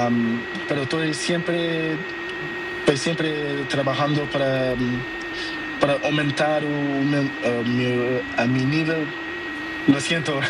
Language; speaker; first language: Spanish; non-native, learner; Portuguese